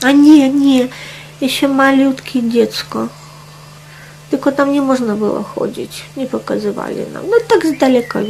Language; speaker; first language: Polish; non-native, fluent; Russian